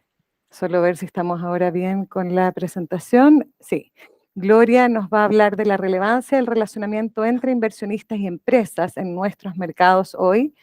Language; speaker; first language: Spanish; native; Spanish